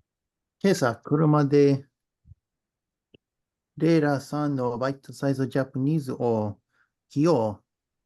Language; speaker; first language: Japanese; non-native, learner; English